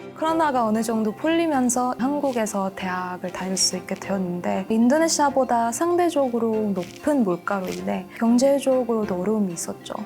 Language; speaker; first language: Korean; non-native, fluent; Indonesian